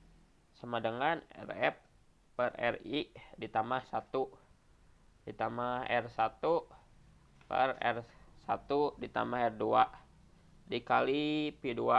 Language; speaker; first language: Indonesian; native; Indonesian